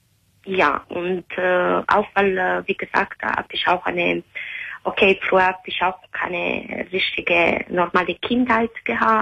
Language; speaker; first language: German; non-native, learner; Italian